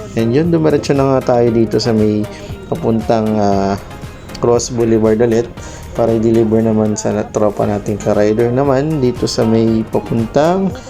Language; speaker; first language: Filipino; native; Filipino